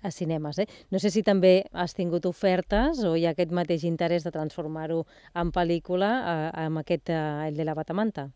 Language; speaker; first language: Catalan; native; Catalan